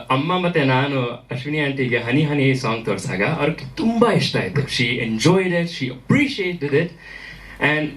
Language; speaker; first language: Kannada; early bilingual, other home language; German